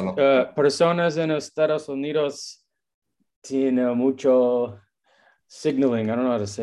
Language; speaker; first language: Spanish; non-native, learner; English